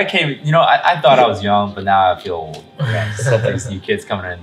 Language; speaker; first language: English; native; English